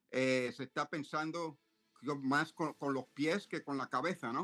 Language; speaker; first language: Spanish; native; Spanish